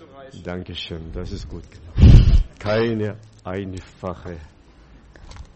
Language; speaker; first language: German; non-native, fluent; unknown